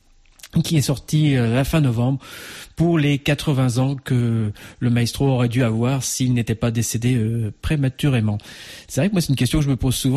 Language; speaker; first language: French; native; French